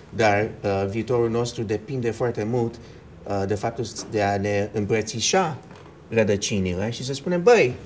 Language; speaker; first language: Romanian; early bilingual, heritage; Romanian